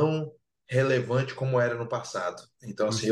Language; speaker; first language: Portuguese; native; Portuguese